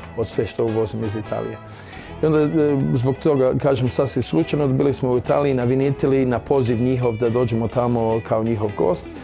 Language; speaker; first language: Croatian; early bilingual, heritage; Croatian